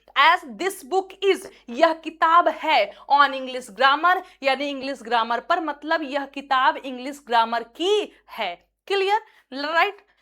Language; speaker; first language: Hindi; native; Hindi